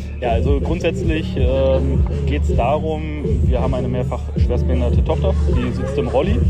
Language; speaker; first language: German; native; German